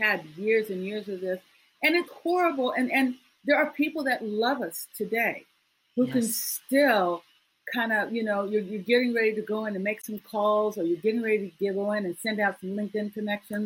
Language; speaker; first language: English; native; English